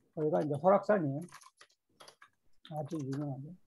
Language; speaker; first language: Korean; native; Korean